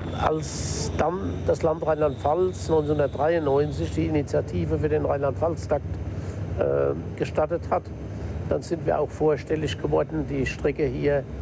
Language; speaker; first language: German; native; German